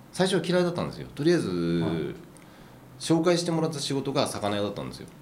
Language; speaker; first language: Japanese; native; Japanese